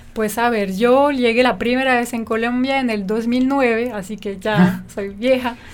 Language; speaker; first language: Spanish; non-native, fluent; French